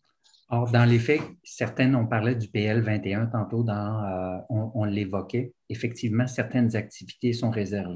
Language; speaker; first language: French; native; French